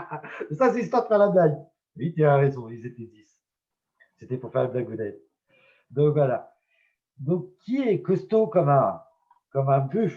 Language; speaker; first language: French; native; French